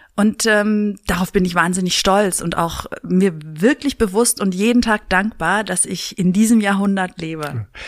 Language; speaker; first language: German; early bilingual, other home language; Greek